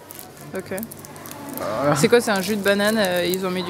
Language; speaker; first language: French; native; French